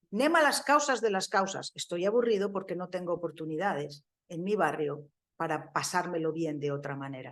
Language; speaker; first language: Spanish; native; Spanish